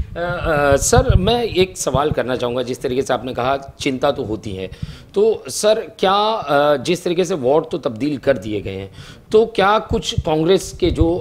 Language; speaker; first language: Hindi; non-native, local second language; Marathi